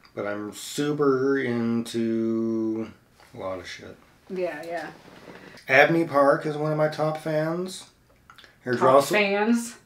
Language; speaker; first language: English; native; English